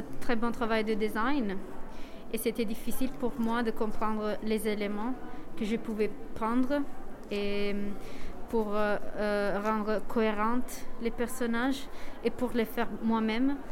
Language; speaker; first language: French; non-native, fluent; Italian